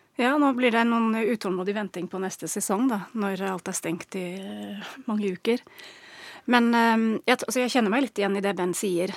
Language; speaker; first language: Norwegian; non-native, fluent; English